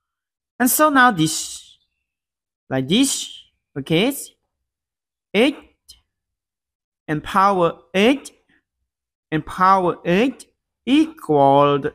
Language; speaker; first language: English; non-native, learner; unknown